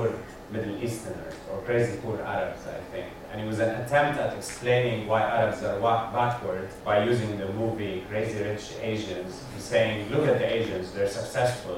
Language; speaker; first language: English; non-native, fluent; Arabic